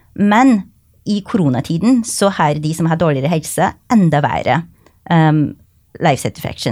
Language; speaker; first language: Norwegian; non-native, fluent; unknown